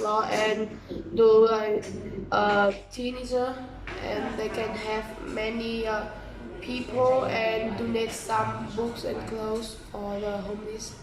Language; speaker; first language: English; non-native, learner; Vietnamese